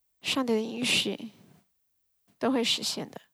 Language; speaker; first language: Chinese; early bilingual, heritage; Chinese